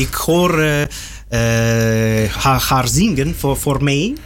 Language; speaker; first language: Dutch; non-native, learner; Russian